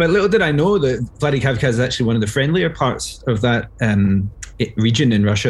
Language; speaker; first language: English; native; English